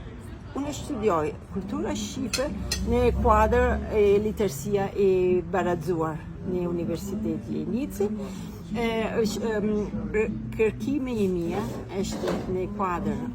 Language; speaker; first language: Albanian; non-native, learner; Italian